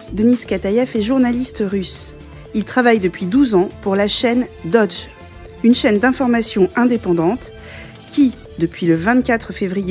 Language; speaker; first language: French; native; French